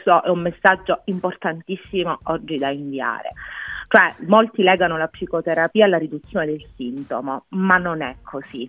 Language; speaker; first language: Italian; native; Italian